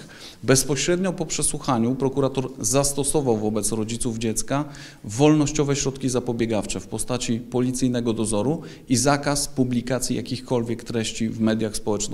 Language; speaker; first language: Polish; native; Polish